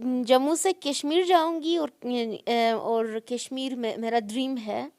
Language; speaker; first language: Hindi; non-native, learner; Persian